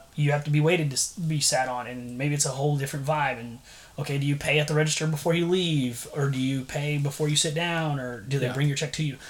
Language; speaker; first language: English; native; English